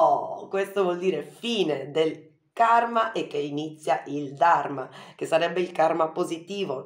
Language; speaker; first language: Italian; native; Italian